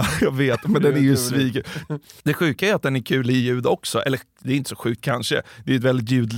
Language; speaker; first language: Swedish; native; Swedish